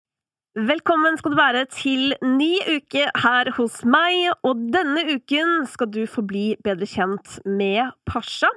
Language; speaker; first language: Norwegian; native; Norwegian